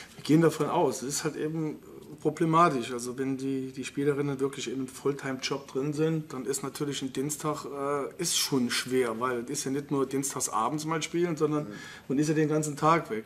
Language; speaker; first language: German; native; German